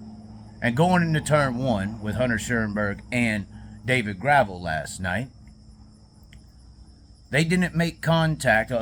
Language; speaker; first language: English; native; English